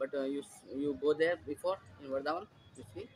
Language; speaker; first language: English; non-native, learner; Hindi